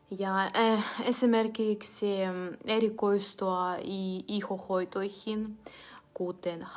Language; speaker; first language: Finnish; non-native, fluent; Ukrainian